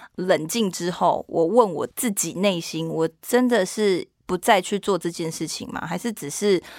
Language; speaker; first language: Chinese; native; Chinese